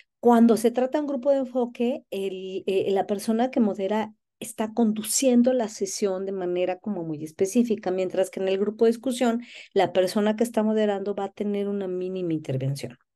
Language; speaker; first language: Spanish; native; Spanish